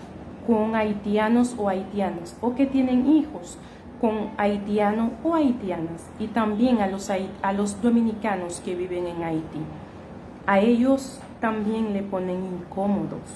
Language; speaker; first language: Spanish; non-native, fluent; Haitian Creole